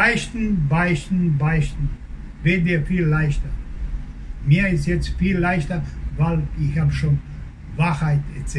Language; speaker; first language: German; non-native, learner; Croatian